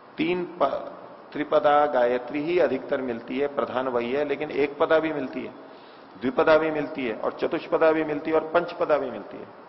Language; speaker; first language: Hindi; native; Hindi